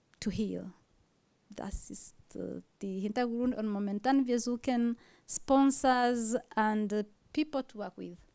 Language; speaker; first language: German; non-native, learner; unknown